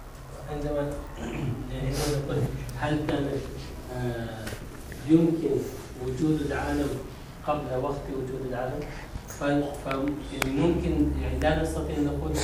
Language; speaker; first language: Arabic; non-native, fluent; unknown